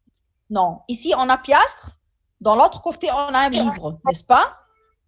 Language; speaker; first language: French; non-native, fluent; Arabic